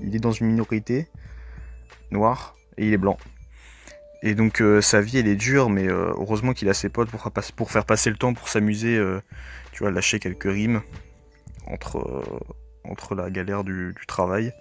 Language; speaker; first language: French; native; French